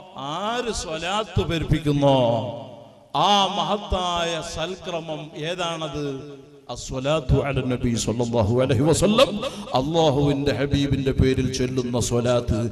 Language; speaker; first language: Malayalam; native; Malayalam